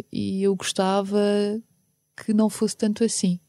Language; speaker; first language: Portuguese; early bilingual, other home language; Ukrainian